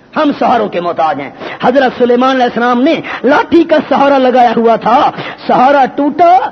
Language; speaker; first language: Urdu; non-native, local second language; Pashto